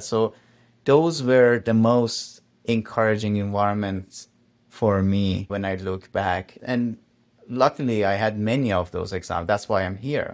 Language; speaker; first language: English; non-native, fluent; Persian